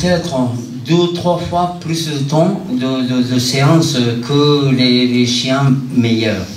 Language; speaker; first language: French; non-native, fluent; Japanese